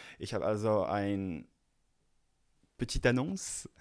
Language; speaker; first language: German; non-native, learner; French